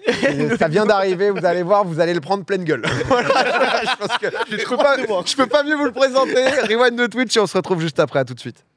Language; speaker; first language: French; native; French